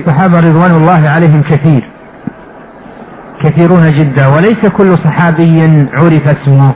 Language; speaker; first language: Arabic; native; Arabic